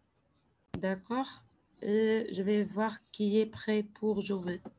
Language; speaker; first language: French; non-native, fluent; Arabic